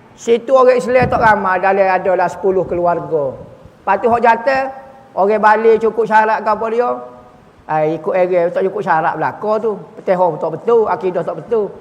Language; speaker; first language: Malay; native; Malay